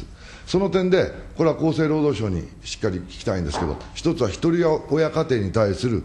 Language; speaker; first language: Japanese; native; Japanese